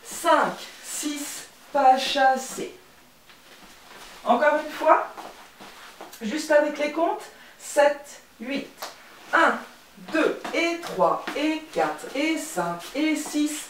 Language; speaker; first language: French; native; French